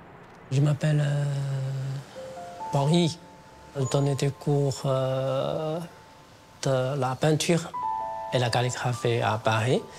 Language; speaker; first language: French; non-native, fluent; Chinese